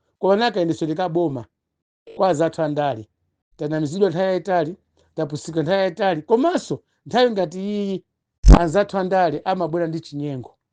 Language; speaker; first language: Nyanja; non-native, local second language; Tumbuka